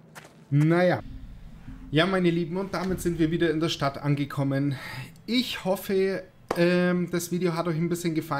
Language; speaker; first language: German; native; German